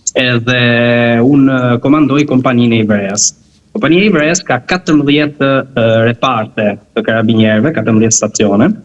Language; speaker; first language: Albanian; early bilingual, heritage; Albanian